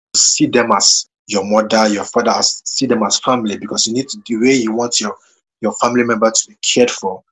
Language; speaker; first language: English; non-native, local second language; Igbo